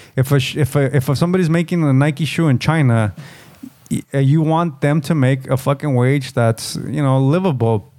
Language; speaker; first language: English; early bilingual, other home language; Spanish